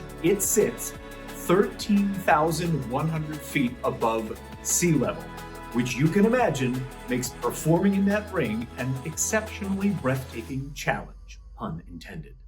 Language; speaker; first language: English; native; English